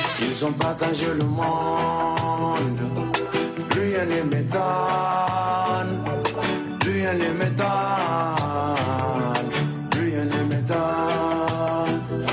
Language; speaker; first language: French; native; French